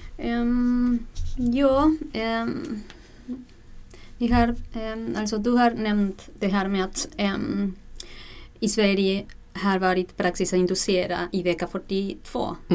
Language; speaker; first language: Swedish; non-native, fluent; Spanish